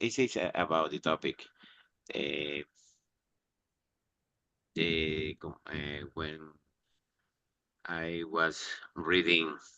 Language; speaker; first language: English; non-native, learner; Spanish